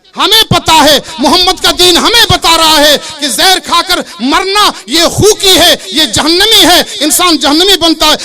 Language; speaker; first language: Urdu; non-native, local second language; Baluchi